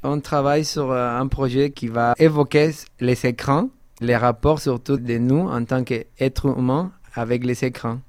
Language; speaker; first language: French; non-native, fluent; Spanish